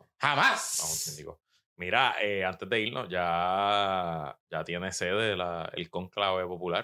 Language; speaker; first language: Spanish; native; Spanish